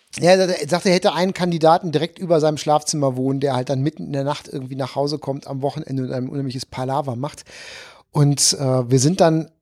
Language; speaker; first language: German; native; German